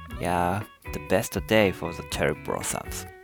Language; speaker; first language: English; non-native, learner; Japanese